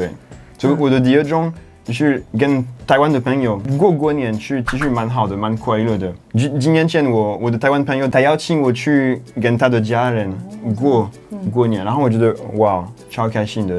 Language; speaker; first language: Chinese; non-native, fluent; French